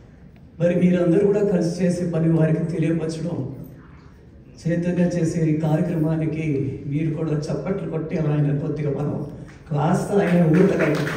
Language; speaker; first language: Telugu; native; Telugu